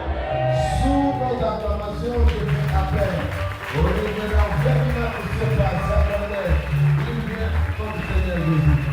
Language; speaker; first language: French; non-native, local second language; Lingala